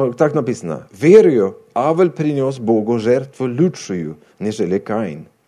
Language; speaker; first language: Russian; non-native, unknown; Swedish